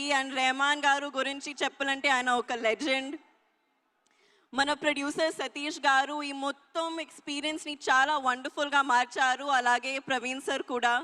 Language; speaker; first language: Telugu; non-native, learner; Hindi